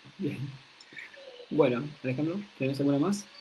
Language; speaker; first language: Spanish; native; Spanish